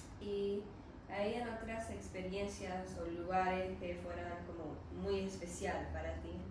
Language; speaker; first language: Spanish; non-native, learner; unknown